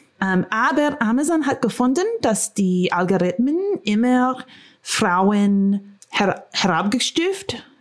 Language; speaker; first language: German; non-native, fluent; English